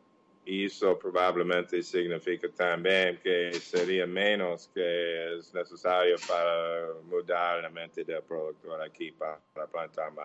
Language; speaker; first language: Portuguese; non-native, learner; English